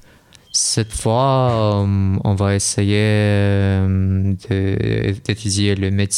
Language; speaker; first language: French; non-native, learner; Russian